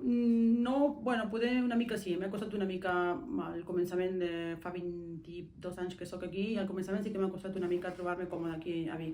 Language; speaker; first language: Catalan; non-native, fluent; Spanish